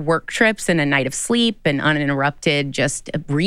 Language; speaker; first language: English; native; English